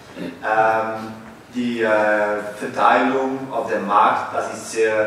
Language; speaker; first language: German; non-native, fluent; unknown